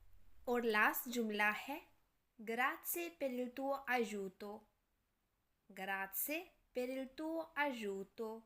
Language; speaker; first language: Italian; non-native, learner; Urdu